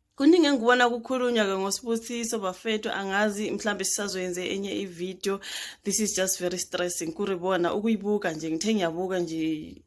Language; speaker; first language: Zulu; native; Zulu